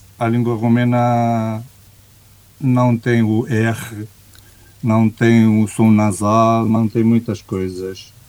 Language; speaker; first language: Portuguese; non-native, fluent; Romanian